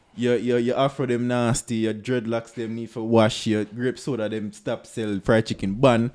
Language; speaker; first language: English; non-native, local second language; Jamaican Creole English